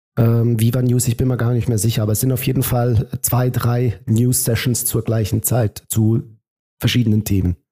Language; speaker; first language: German; native; German